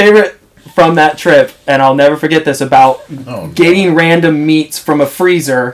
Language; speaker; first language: English; native; English